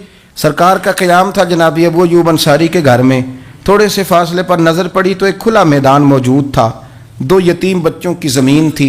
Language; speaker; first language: Urdu; native; Urdu